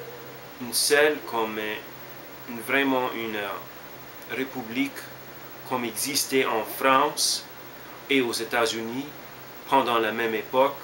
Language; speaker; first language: French; non-native, learner; English